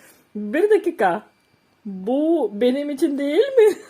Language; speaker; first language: Turkish; non-native, learner; Russian